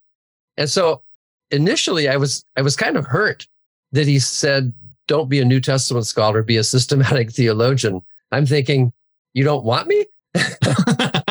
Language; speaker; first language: English; native; English